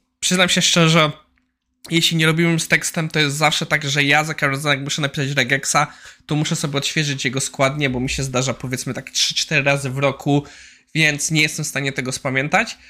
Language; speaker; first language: Polish; native; Polish